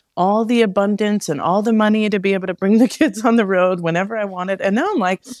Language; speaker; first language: English; native; English